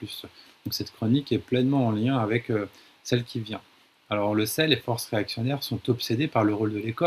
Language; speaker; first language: French; native; French